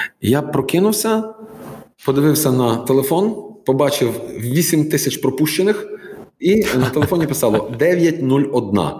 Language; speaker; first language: Ukrainian; native; Ukrainian